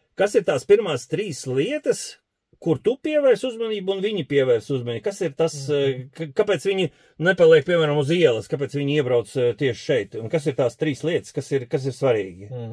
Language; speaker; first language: Latvian; native; Latvian